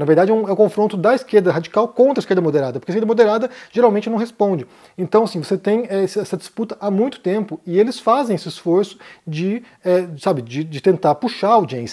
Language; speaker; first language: Portuguese; native; Portuguese